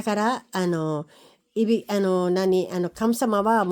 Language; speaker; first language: Japanese; non-native, learner; Filipino